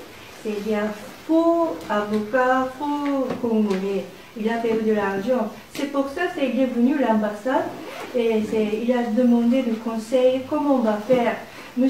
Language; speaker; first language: French; non-native, learner; Japanese